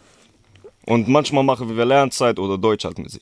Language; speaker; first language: German; early bilingual, other home language; Kurdish